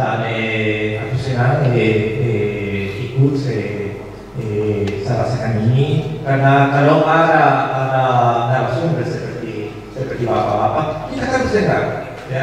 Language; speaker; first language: Indonesian; non-native, fluent; Spanish